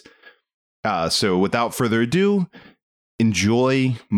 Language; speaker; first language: English; native; English